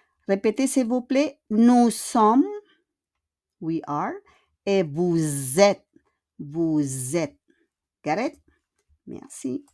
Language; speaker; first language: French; non-native, fluent; Filipino